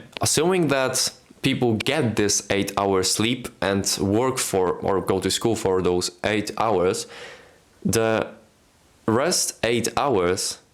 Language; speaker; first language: English; non-native, fluent; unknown